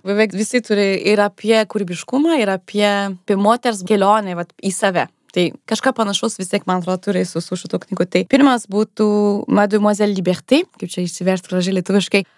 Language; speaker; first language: Lithuanian; non-native, fluent; French